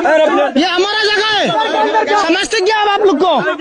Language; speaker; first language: Hindi; non-native, learner; Bangla